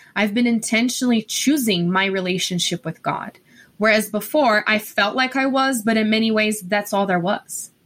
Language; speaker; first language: English; non-native, fluent; Portuguese